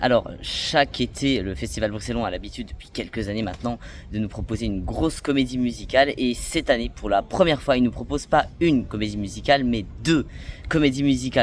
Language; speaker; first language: French; native; French